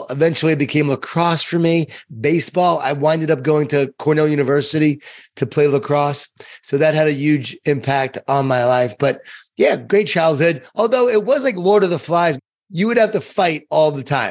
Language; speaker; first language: English; native; English